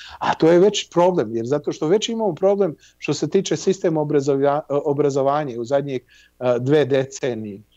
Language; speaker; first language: Serbian; early bilingual, heritage; Serbian